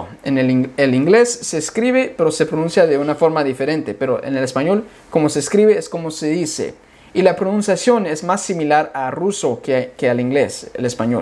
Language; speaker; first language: Spanish; early bilingual, heritage; English